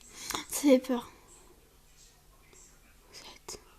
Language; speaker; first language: French; native; French